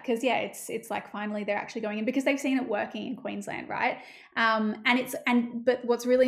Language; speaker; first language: English; native; English